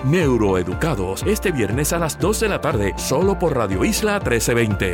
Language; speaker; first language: Spanish; native; Spanish